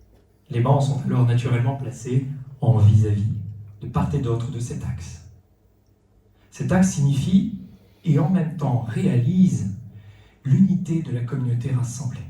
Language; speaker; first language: French; native; French